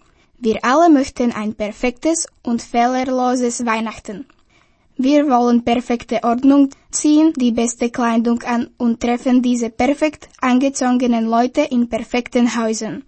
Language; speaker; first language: German; non-native, fluent; Slovak